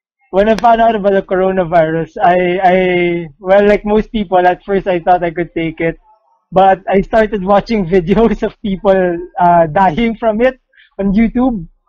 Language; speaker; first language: English; non-native, local second language; Filipino